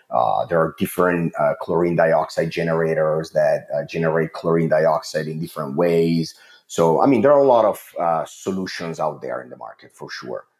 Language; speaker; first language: English; non-native, fluent; Italian